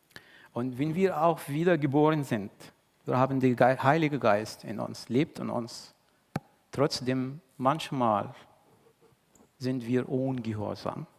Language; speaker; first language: German; non-native, fluent; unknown